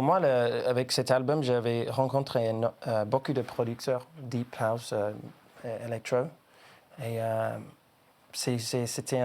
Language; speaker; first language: French; non-native, learner; English